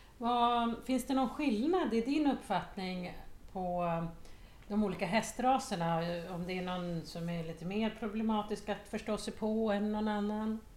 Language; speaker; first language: Swedish; native; Swedish